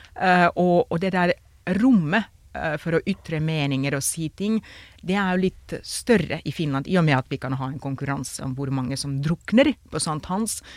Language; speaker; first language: Norwegian; non-native, fluent; Finnish